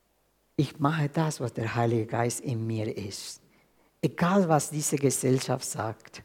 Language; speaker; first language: German; non-native, fluent; Spanish